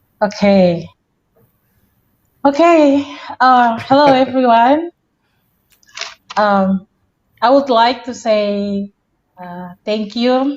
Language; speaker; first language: English; non-native, fluent; Indonesian